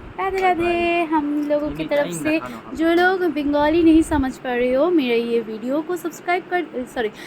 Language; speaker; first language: Hindi; non-native, local second language; Bangla